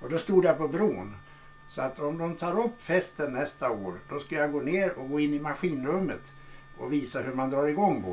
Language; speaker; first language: Swedish; native; Swedish